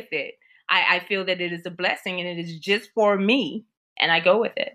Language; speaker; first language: English; native; English